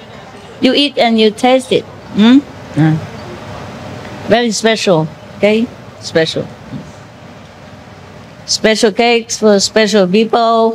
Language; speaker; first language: English; non-native, fluent; Vietnamese